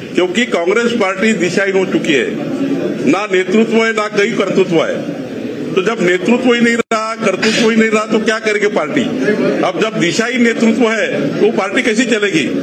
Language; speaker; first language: Hindi; non-native, local second language; Marathi